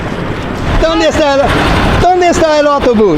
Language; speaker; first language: Spanish; non-native, learner; English